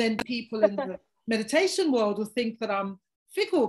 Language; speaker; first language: English; native; English